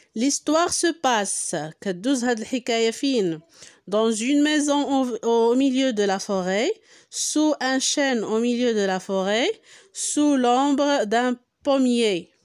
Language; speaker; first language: French; non-native, local second language; Arabic